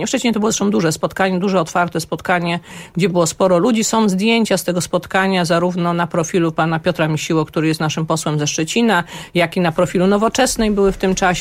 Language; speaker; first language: Polish; native; Polish